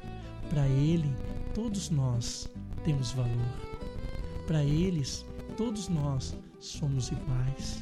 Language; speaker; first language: Portuguese; native; Portuguese